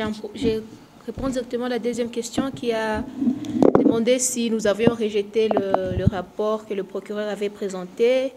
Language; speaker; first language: French; non-native, local second language; Swahili